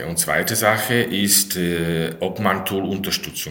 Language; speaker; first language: German; non-native, fluent; Slovak